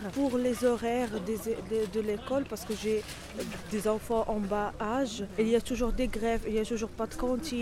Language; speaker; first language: French; non-native, learner; Arabic